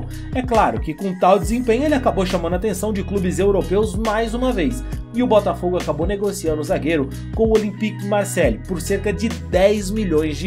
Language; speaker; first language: Portuguese; native; Portuguese